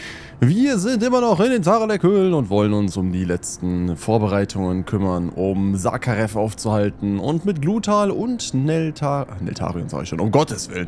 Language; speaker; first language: German; native; German